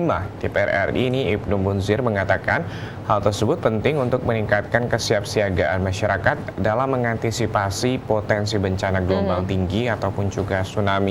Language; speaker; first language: Indonesian; native; Indonesian